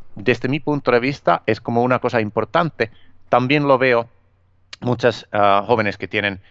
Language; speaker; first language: Spanish; non-native, fluent; Finnish